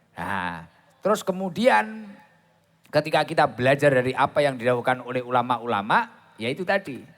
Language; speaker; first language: Indonesian; non-native, local second language; Javanese